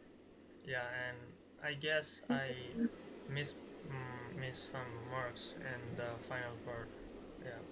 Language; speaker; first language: English; non-native, learner; Bangla